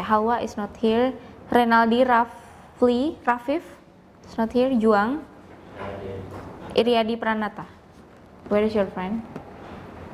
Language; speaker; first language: English; non-native, learner; Indonesian